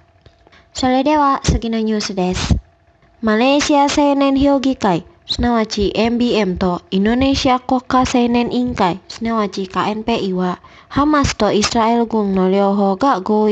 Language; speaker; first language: Japanese; non-native, fluent; Indonesian